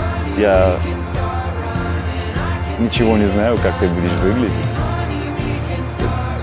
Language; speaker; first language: Russian; non-native, learner; Bulgarian